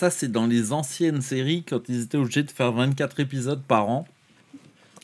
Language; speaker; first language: French; native; French